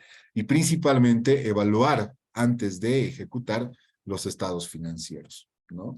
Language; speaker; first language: Spanish; native; Spanish